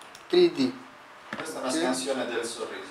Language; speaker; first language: Italian; native; Italian